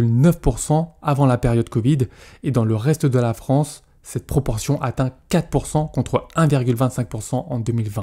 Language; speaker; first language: French; native; French